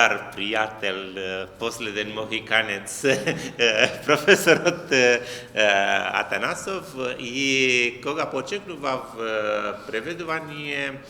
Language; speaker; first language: Macedonian; non-native, learner; Romanian